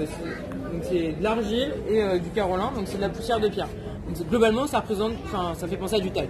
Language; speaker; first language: French; native; French